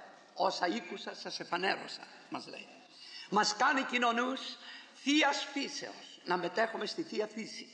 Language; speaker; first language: Greek; native; Greek